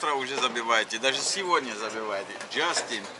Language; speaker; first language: Russian; non-native, learner; English